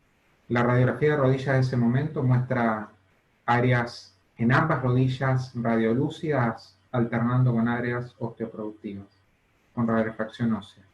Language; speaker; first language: Spanish; native; Spanish